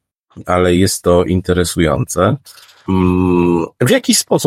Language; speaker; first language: Polish; native; Polish